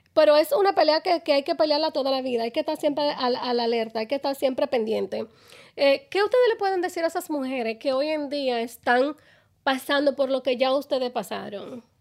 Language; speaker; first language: Spanish; early bilingual, other home language; English